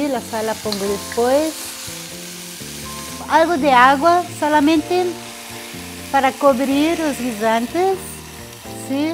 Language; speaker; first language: Spanish; non-native, fluent; Portuguese